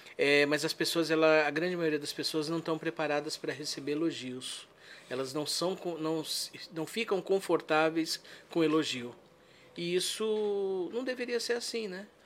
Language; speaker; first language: Portuguese; native; Portuguese